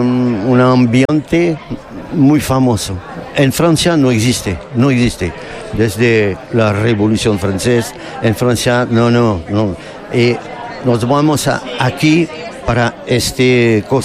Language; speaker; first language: Spanish; non-native, learner; French